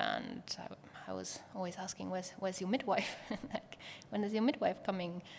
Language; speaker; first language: English; non-native, fluent; German